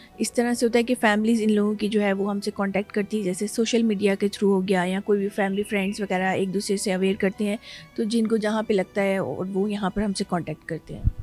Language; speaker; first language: Urdu; native; Urdu